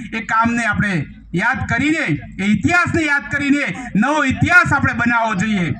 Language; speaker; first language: Gujarati; native; Gujarati